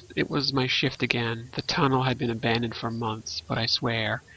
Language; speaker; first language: English; native; English